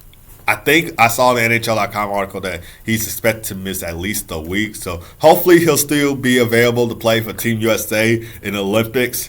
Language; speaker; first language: English; native; English